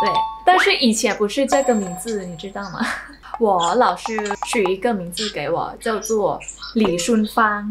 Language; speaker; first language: Chinese; non-native, fluent; Thai